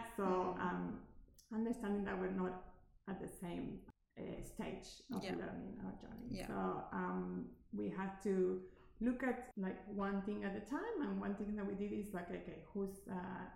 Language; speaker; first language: English; non-native, fluent; Spanish